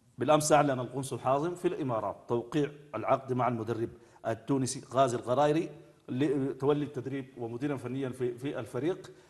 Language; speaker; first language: Arabic; native; Arabic